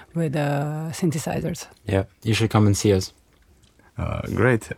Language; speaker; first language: English; non-native, fluent; Macedonian